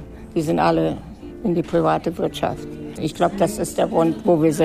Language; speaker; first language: German; native; German